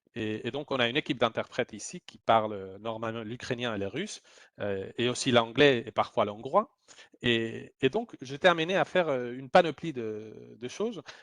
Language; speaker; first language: French; non-native, fluent; Spanish